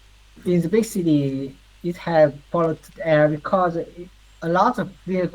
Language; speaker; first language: English; non-native, learner; Vietnamese